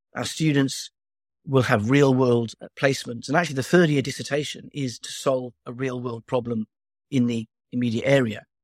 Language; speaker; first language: English; native; English